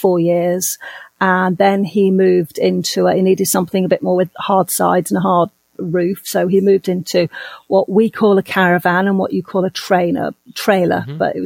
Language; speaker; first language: English; native; English